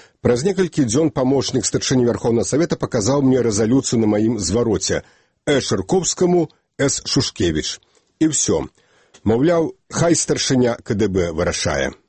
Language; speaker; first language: Belarusian; native; Belarusian